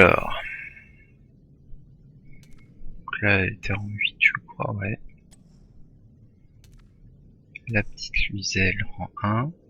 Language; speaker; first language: French; native; French